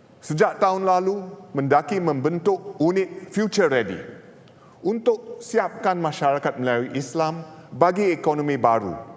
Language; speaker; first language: Malay; non-native, local second language; English